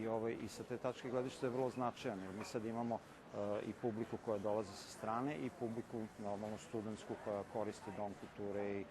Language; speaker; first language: Serbian; native; Serbian